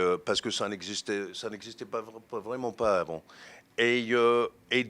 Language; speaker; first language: French; non-native, fluent; English